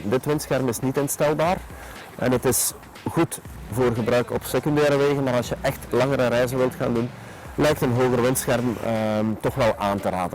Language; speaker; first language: Dutch; native; Dutch